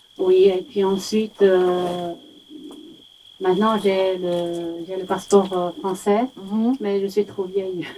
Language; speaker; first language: French; non-native, learner; Chinese